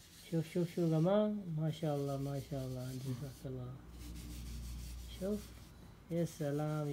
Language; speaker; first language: Arabic; non-native, learner; Urdu